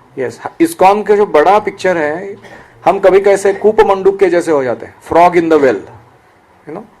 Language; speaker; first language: Hindi; non-native, local second language; Marathi